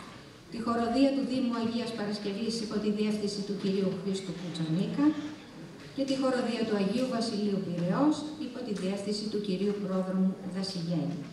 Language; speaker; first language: Greek; native; Greek